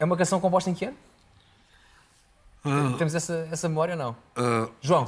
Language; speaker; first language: Portuguese; native; Portuguese